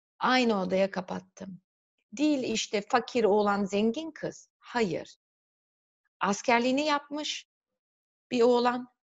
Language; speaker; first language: Turkish; early bilingual, heritage; Turkish